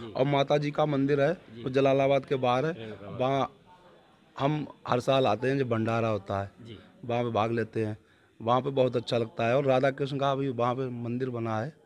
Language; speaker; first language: Hindi; native; Hindi